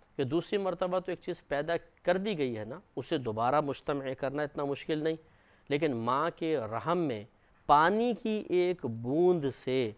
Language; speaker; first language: Urdu; native; Urdu